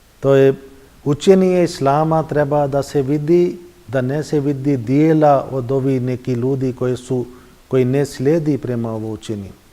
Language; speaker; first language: Bosnian; non-native, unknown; Urdu